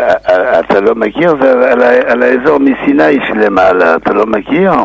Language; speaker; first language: Hebrew; non-native, fluent; English